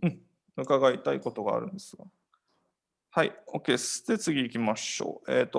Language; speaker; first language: Japanese; non-native, fluent; Nepali